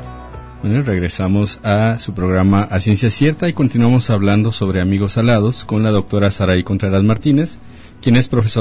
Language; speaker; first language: Spanish; native; Spanish